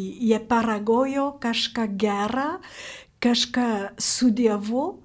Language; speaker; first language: Lithuanian; non-native, fluent; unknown